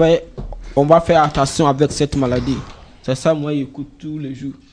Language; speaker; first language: French; non-native, learner; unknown